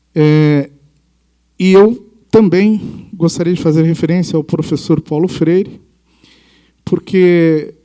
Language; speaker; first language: Portuguese; native; Portuguese